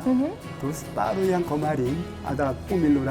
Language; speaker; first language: Indonesian; non-native, learner; Korean